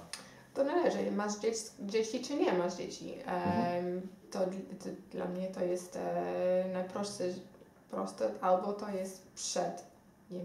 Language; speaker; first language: Polish; non-native, learner; Xhosa